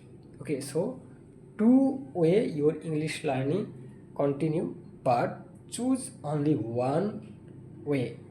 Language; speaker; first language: English; non-native, learner; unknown